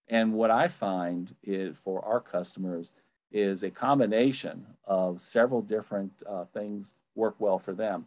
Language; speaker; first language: English; native; English